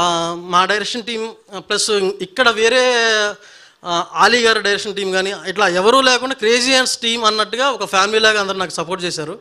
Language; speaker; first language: Telugu; native; Telugu